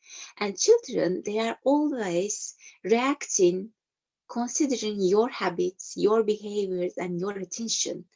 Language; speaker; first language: English; non-native, fluent; Turkish